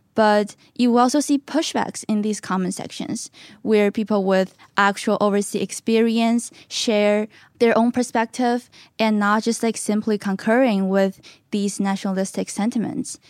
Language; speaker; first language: English; non-native, fluent; Chinese